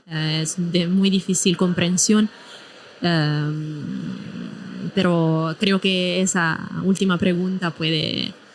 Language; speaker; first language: Spanish; non-native, fluent; Italian